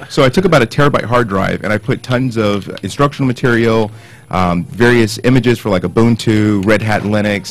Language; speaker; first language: English; native; English